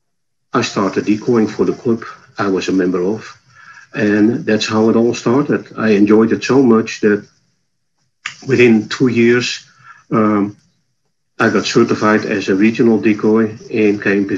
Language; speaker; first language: English; non-native, fluent; Dutch